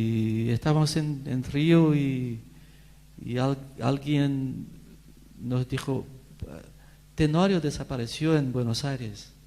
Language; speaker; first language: Spanish; non-native, fluent; Portuguese